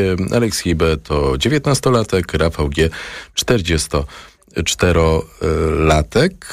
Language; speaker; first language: Polish; native; Polish